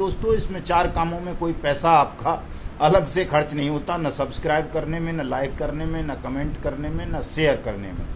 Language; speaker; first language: Hindi; native; Hindi